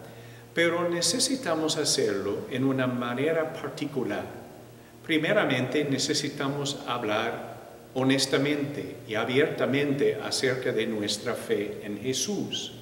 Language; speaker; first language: Spanish; non-native, fluent; English